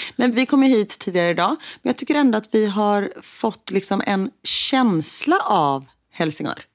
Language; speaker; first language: Swedish; native; Swedish